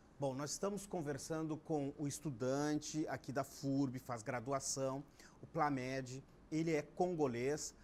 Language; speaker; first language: Portuguese; native; Portuguese